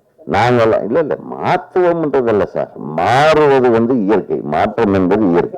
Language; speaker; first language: Tamil; native; Tamil